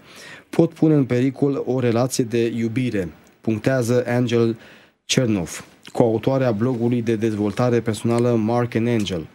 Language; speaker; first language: Romanian; native; Romanian